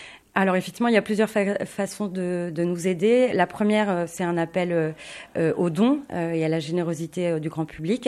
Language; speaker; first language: French; native; French